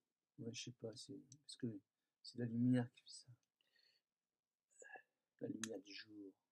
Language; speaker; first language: French; native; French